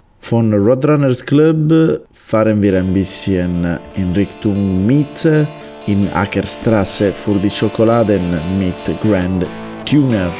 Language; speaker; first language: German; non-native, learner; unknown